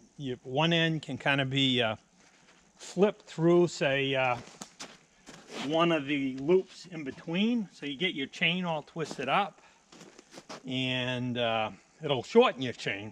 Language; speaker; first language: English; native; English